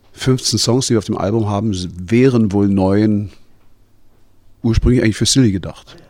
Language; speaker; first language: German; native; German